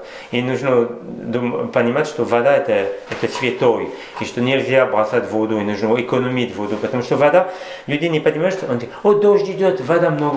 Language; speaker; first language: Russian; non-native, learner; French